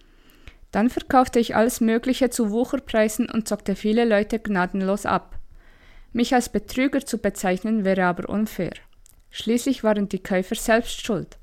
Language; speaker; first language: German; native; German